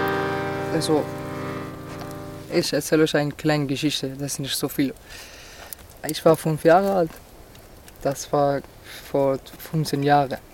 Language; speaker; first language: German; non-native, fluent; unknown